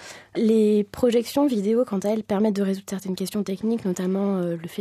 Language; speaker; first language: French; native; French